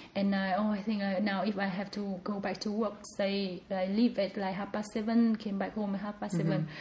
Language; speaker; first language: English; non-native, fluent; Vietnamese